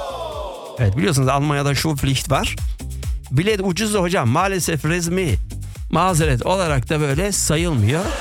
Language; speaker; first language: Turkish; early bilingual, other home language; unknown